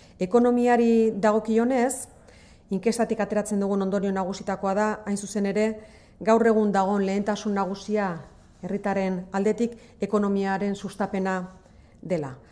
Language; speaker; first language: Basque; native; Basque